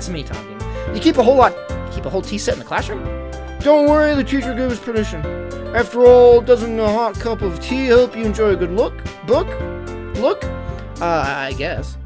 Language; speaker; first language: English; native; English